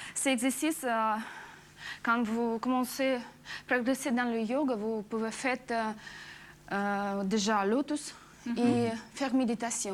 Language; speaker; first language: French; non-native, learner; Russian